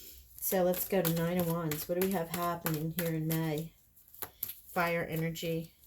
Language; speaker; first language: English; native; English